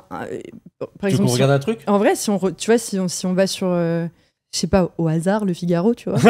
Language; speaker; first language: French; native; French